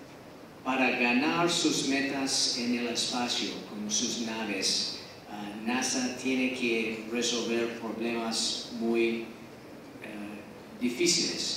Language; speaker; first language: Spanish; non-native, fluent; English